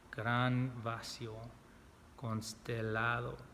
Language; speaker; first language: Spanish; non-native, learner; English